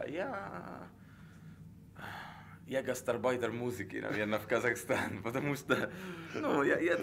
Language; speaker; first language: Russian; non-native, learner; Italian